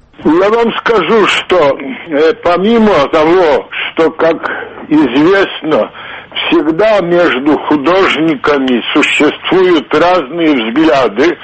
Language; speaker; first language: Russian; non-native, fluent; Polish